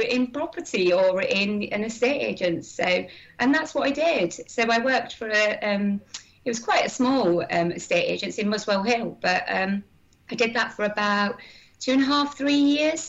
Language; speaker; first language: English; native; English